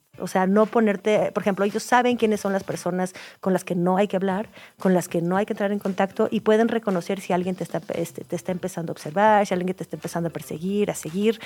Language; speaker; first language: Spanish; native; Spanish